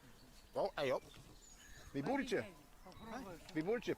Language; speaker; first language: Russian; non-native, learner; English